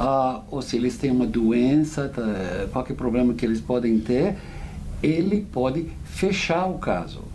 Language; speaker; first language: Portuguese; non-native, fluent; English